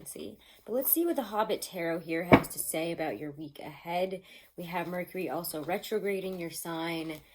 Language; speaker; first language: English; native; English